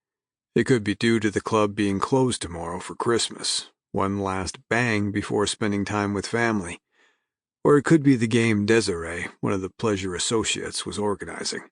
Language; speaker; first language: English; native; English